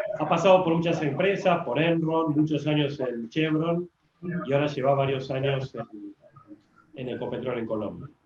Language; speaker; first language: Spanish; native; Spanish